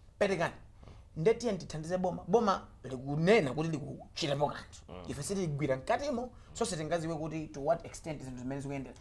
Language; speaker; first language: Nyanja; native; Nyanja